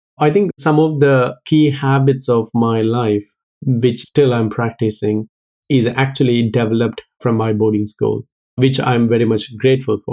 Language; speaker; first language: English; non-native, local second language; Malayalam